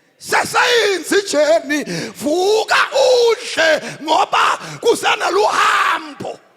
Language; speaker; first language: Zulu; non-native, local second language; Swati